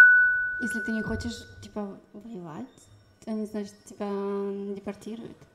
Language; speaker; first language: Russian; early bilingual, heritage; Russian